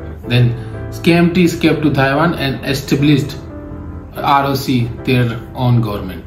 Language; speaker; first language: English; non-native, local second language; Hindi